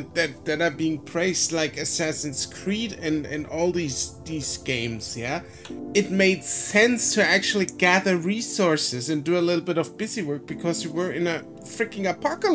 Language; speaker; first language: English; non-native, fluent; German